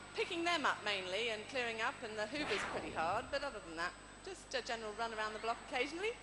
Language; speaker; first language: English; native; English